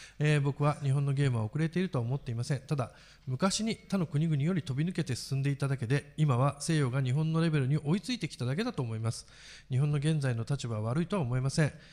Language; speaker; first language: Japanese; native; Japanese